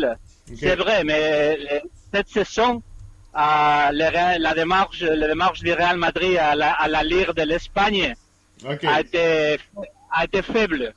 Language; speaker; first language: French; non-native, fluent; Spanish